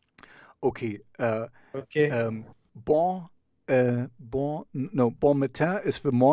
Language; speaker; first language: English; non-native, fluent; German